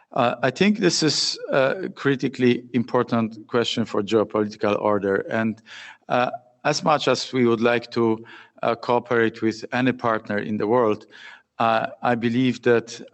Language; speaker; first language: English; non-native, fluent; Polish